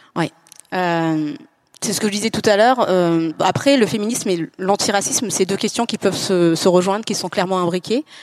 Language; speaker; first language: French; native; French